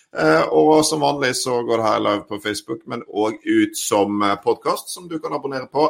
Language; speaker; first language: Norwegian; native; Norwegian